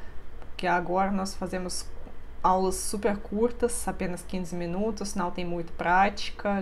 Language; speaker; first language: Portuguese; non-native, fluent; Russian